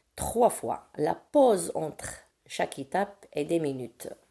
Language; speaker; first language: French; non-native, local second language; Arabic